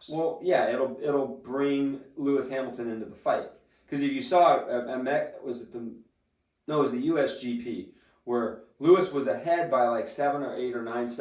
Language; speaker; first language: English; native; English